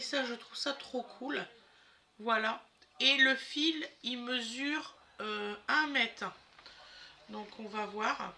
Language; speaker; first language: French; native; French